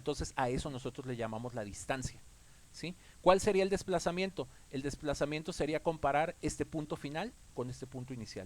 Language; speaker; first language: Spanish; native; Spanish